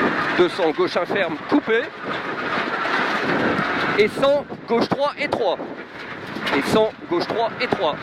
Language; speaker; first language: French; native; French